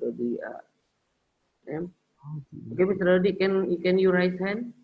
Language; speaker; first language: English; non-native, learner; Indonesian